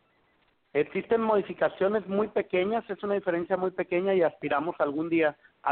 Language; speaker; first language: Spanish; native; Spanish